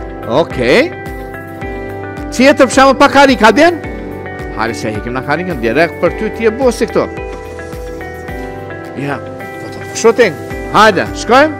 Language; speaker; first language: Albanian; native; Albanian